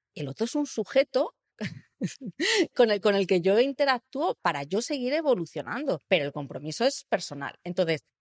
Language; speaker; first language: Spanish; native; Spanish